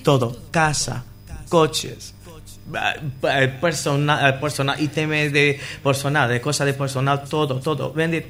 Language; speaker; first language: Spanish; non-native, learner; English